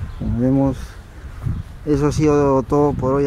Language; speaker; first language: Spanish; native; Spanish